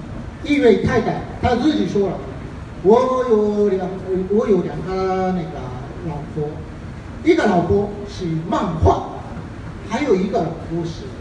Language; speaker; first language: Chinese; non-native, fluent; Japanese